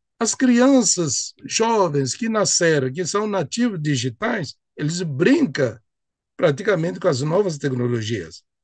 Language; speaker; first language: Portuguese; non-native, fluent; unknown